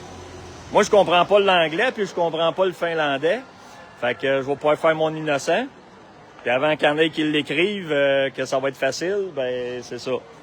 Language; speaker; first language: French; native; French